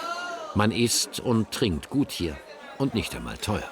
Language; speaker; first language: German; native; German